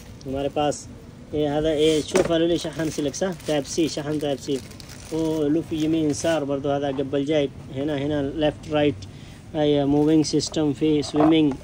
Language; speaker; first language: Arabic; non-native, learner; Urdu